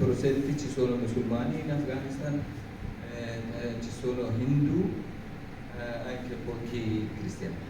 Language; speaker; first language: Italian; non-native, learner; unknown